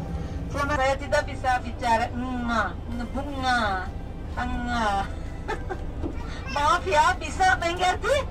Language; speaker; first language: Indonesian; non-native, learner; Turkish